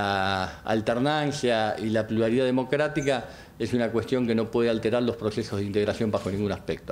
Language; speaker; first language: Spanish; native; Spanish